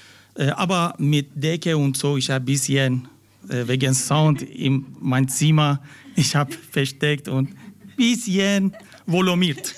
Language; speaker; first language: German; non-native, learner; Persian